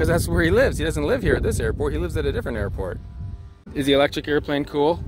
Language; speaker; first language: English; native; English